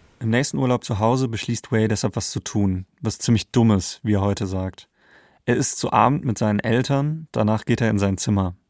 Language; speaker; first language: German; native; German